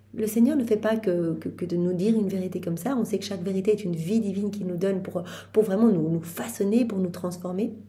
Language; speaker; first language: French; native; French